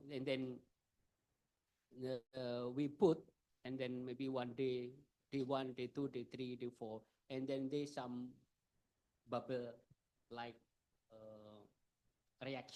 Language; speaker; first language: English; non-native, learner; Indonesian